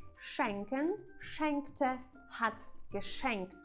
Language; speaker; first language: German; non-native, fluent; Ukrainian